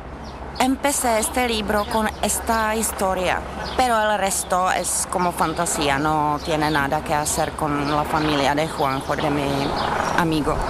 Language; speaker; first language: Spanish; non-native, fluent; Czech